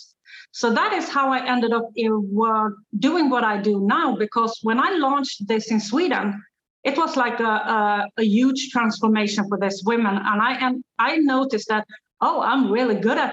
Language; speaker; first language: English; non-native, fluent; Swedish